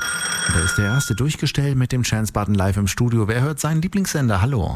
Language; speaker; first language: German; native; German